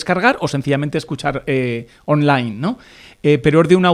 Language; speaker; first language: Spanish; native; Spanish